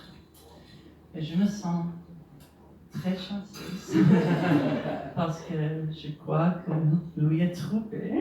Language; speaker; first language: French; non-native, learner; English